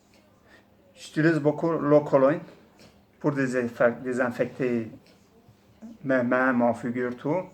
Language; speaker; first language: French; non-native, fluent; Turkish